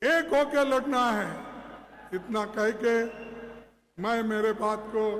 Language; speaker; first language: Hindi; non-native, local second language; Kannada